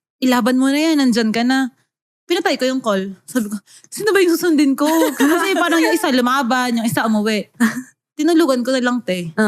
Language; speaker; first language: Filipino; native; Filipino